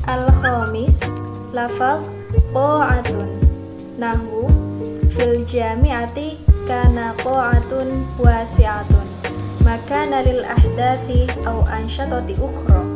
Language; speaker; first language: Arabic; non-native, learner; Indonesian